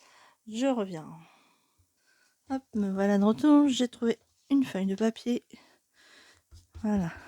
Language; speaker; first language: French; native; French